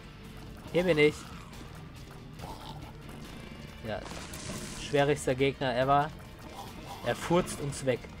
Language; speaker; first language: German; native; German